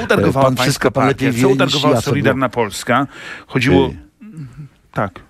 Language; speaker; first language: Polish; native; Polish